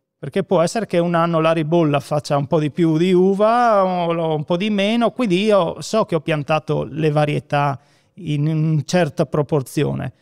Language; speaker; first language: Italian; native; Italian